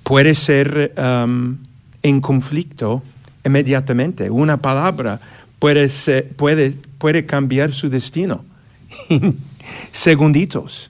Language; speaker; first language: Spanish; non-native, fluent; English